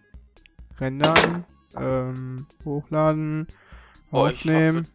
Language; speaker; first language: German; native; German